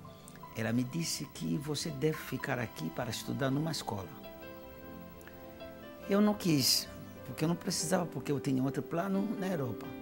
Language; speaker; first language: Portuguese; non-native, fluent; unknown